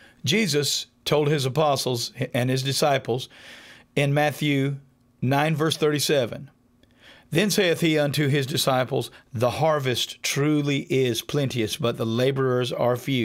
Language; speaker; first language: English; native; English